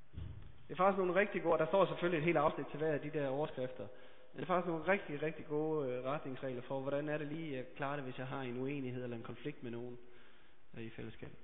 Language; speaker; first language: Danish; native; Danish